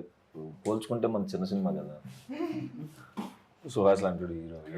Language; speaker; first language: Telugu; native; Telugu